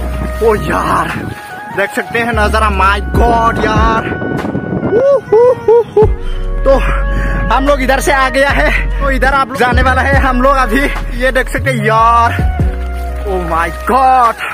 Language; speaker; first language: Hindi; non-native, local second language; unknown